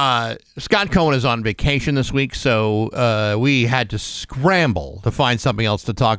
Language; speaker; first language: English; native; English